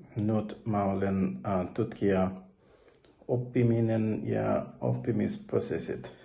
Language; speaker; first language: Finnish; non-native, learner; Bangla